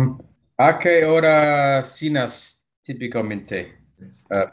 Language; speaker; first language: Spanish; non-native, learner; English